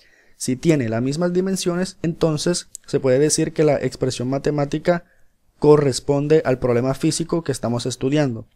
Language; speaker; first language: Spanish; native; Spanish